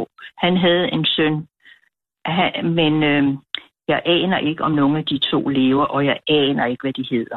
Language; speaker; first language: Danish; native; Danish